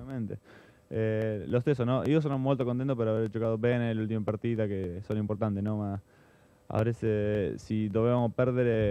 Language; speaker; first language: Italian; non-native, fluent; Spanish